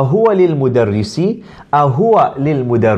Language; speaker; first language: Arabic; non-native, fluent; English